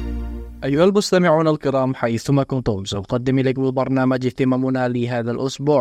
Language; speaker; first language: Arabic; non-native, fluent; Indonesian